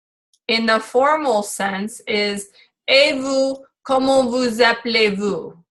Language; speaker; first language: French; non-native, fluent; English